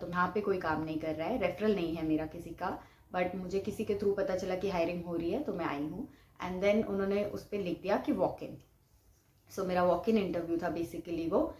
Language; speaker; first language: Hindi; non-native, local second language; Bangla